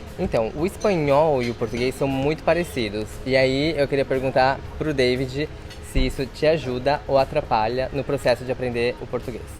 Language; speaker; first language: Portuguese; native; Portuguese